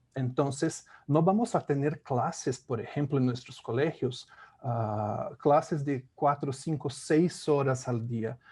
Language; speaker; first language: Spanish; non-native, fluent; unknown